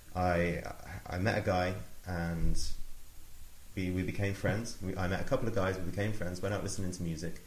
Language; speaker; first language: English; native; English